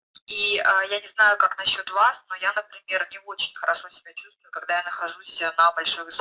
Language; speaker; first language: Russian; native; Russian